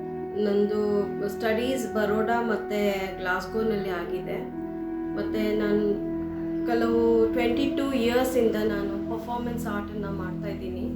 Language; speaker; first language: Kannada; non-native, local second language; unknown